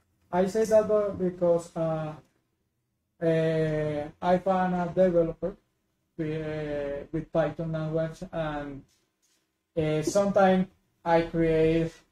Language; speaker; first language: English; non-native, learner; Spanish